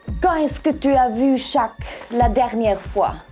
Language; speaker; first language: French; non-native, local second language; German